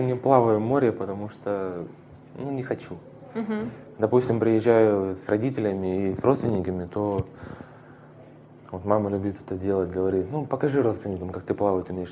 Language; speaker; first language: Russian; native; Russian